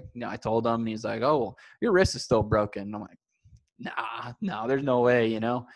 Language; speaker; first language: English; native; English